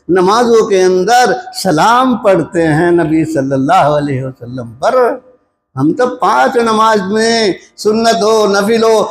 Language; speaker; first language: Urdu; non-native, local second language; Punjabi